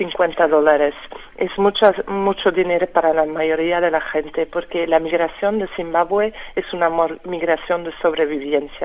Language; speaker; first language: Spanish; non-native, fluent; French